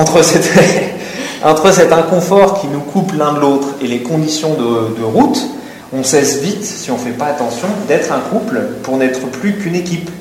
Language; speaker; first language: French; native; French